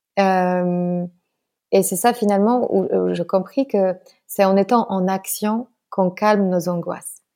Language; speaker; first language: French; non-native, fluent; Polish